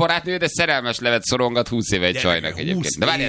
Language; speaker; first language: Hungarian; native; Hungarian